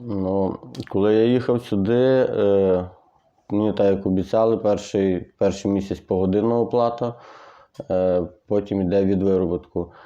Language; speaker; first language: Ukrainian; native; Ukrainian